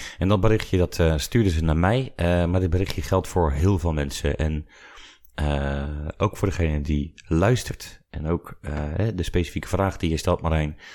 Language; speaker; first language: Dutch; native; Dutch